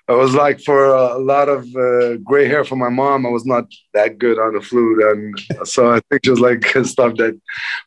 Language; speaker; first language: English; non-native, fluent; Danish